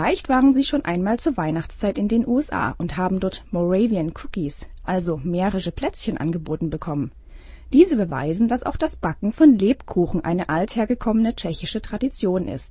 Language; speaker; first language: German; native; German